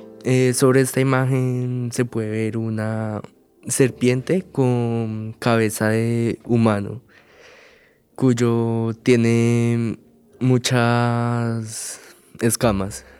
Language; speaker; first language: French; non-native, learner; Spanish